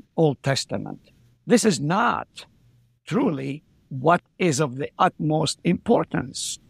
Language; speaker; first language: English; non-native, fluent; Arabic